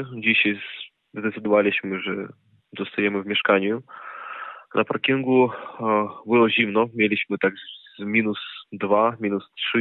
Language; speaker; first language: Polish; non-native, fluent; Ukrainian